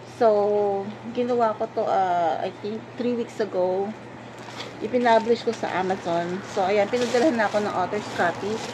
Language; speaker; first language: Filipino; native; Filipino